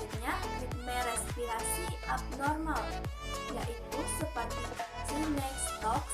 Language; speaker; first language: Indonesian; native; Indonesian